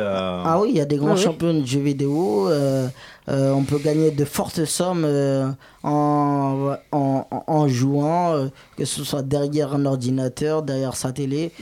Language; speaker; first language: French; native; French